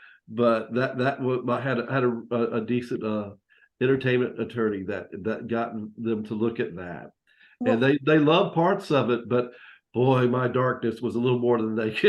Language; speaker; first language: English; native; English